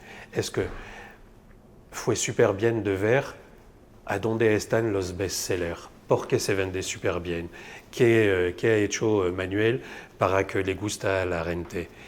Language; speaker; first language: Spanish; non-native, fluent; French